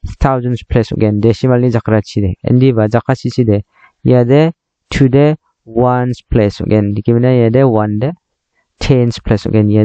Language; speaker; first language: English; non-native, local second language; Garo